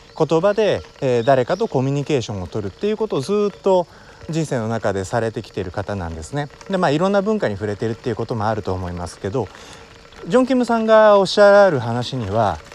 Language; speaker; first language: Japanese; native; Japanese